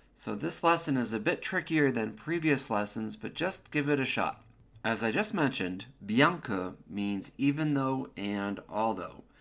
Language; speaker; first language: English; native; English